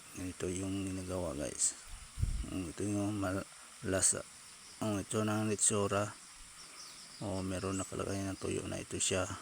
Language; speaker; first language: Filipino; non-native, local second language; Cebuano